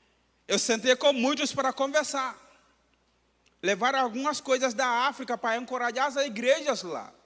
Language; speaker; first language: Portuguese; non-native, fluent; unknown